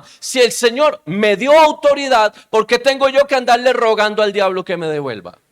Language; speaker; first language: Spanish; native; Spanish